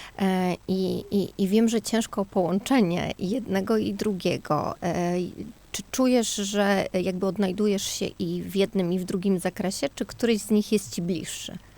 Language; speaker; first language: Polish; native; Polish